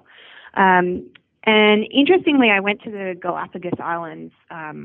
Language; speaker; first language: English; native; English